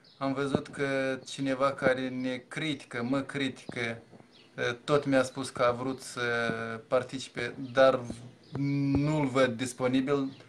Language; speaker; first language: Romanian; native; Romanian